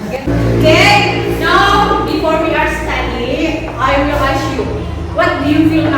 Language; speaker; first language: English; non-native, learner; Indonesian